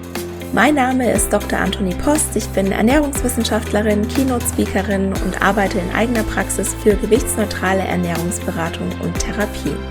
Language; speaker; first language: German; native; German